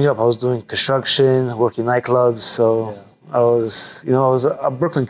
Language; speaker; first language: English; native; English